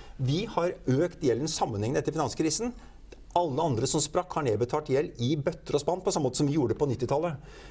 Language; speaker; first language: Norwegian; native; Norwegian